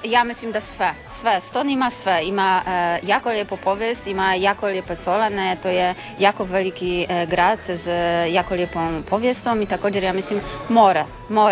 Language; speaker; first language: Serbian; non-native, learner; Polish